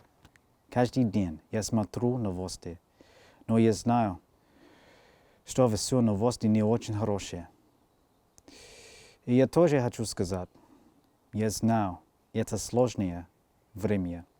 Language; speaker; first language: Russian; non-native, learner; English